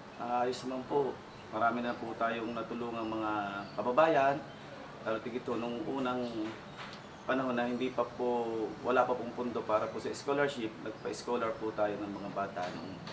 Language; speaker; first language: Filipino; native; Filipino